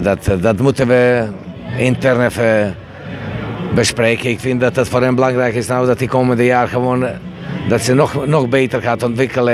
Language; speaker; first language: Dutch; non-native, fluent; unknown